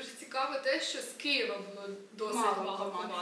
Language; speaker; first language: Ukrainian; native; Ukrainian